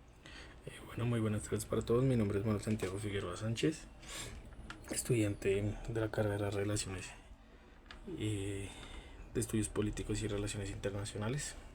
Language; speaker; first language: Spanish; native; Spanish